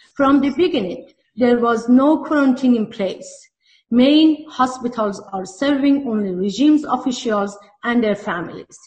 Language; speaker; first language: English; non-native, fluent; Persian